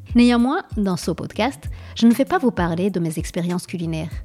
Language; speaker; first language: French; non-native, local second language; Kinyarwanda